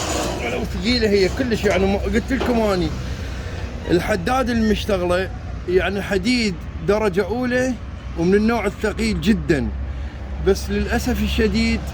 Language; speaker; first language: Arabic; native; Arabic